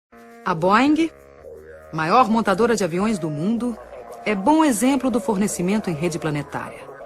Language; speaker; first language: Portuguese; native; Portuguese